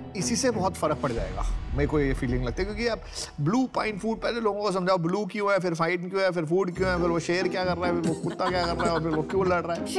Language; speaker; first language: Hindi; native; Hindi